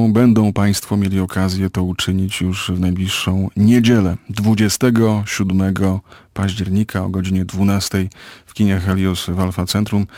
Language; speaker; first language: Polish; native; Polish